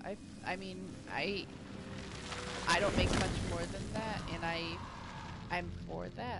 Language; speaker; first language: English; native; English